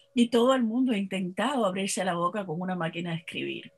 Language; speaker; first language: Spanish; native; Spanish